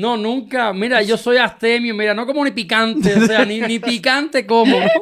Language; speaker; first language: Spanish; native; Spanish